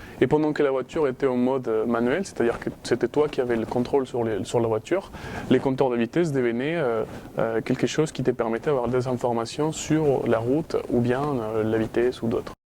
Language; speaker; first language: French; non-native, fluent; Spanish